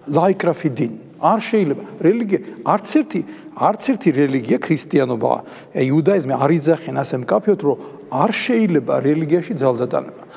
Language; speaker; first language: Georgian; native; Georgian